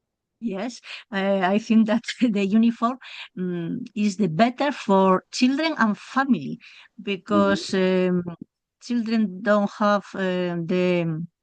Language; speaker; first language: English; non-native, learner; Spanish